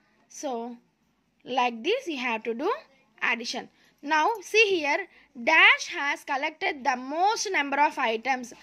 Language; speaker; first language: English; non-native, local second language; Telugu